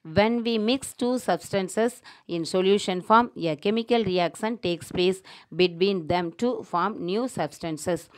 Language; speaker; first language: English; non-native, local second language; Tamil